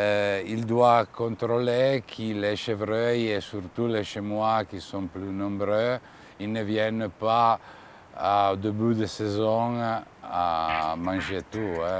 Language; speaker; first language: French; non-native, fluent; Italian